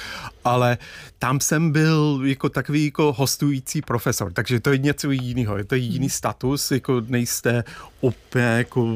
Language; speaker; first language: Czech; non-native, fluent; English